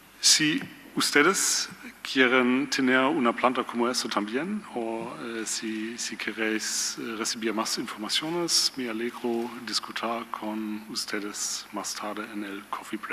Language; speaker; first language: Spanish; non-native, learner; German